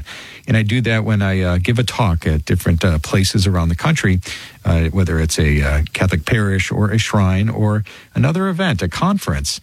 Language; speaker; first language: English; native; English